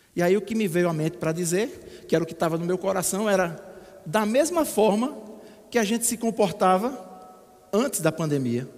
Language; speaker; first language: Portuguese; native; Portuguese